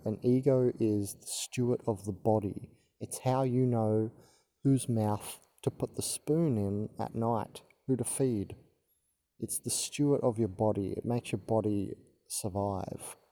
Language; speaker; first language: English; native; English